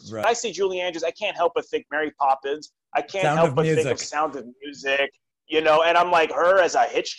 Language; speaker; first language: English; native; English